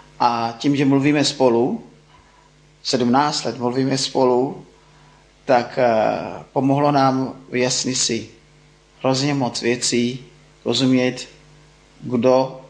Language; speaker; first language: Czech; non-native, fluent; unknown